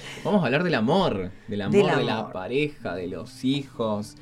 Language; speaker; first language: Spanish; native; Spanish